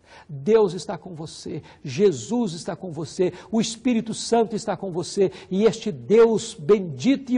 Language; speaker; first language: Portuguese; native; Portuguese